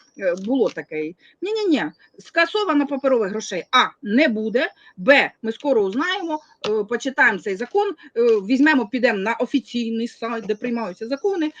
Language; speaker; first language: Ukrainian; non-native, local second language; Russian